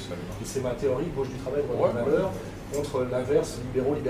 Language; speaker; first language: French; native; French